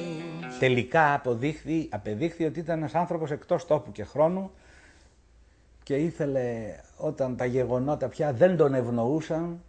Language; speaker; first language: Greek; native; Greek